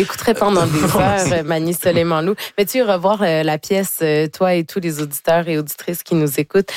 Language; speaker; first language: French; native; French